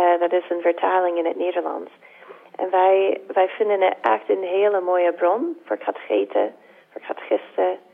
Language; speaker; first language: Dutch; non-native, fluent; English